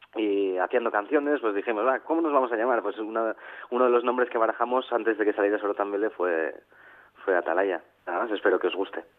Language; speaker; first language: Spanish; native; Spanish